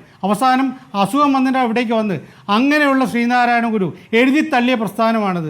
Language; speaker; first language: Malayalam; native; Malayalam